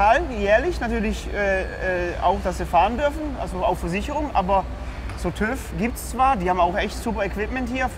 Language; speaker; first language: German; early bilingual, other home language; Polish